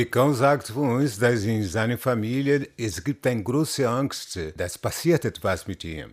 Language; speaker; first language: German; non-native, learner; Portuguese